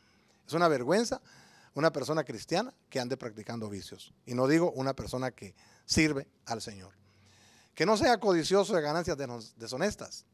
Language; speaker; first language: Spanish; native; Spanish